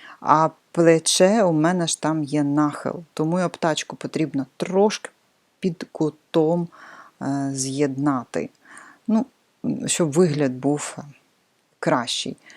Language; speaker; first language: Ukrainian; non-native, local second language; Russian